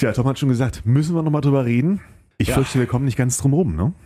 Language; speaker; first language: German; native; German